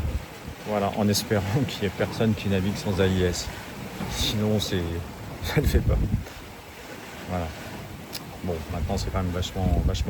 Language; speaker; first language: French; native; French